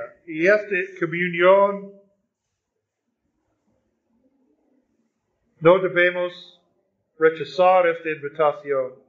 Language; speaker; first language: Spanish; non-native, fluent; English